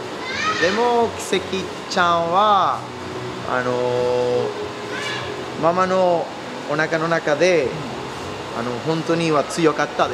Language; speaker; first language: Japanese; non-native, learner; Spanish